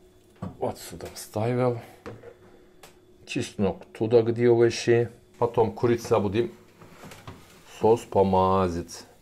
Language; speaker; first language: Russian; non-native, learner; Turkish